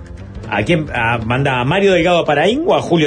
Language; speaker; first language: Spanish; native; Spanish